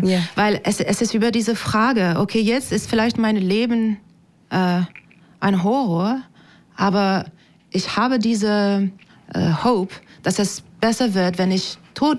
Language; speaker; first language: German; non-native, fluent; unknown